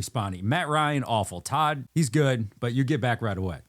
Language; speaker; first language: English; native; English